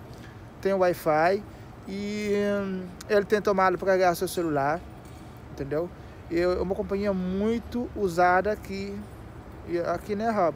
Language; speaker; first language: Portuguese; non-native, local second language; Kabuverdianu